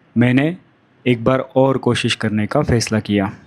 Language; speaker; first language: Hindi; non-native, local second language; Marathi